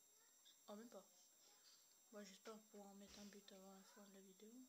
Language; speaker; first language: French; native; French